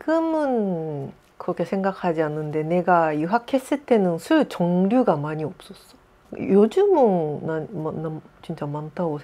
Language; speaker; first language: Korean; non-native, fluent; Japanese